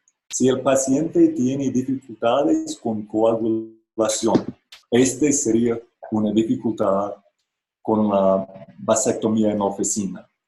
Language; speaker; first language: Spanish; non-native, fluent; English